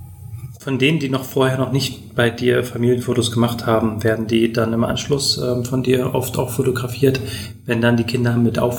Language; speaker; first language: German; native; German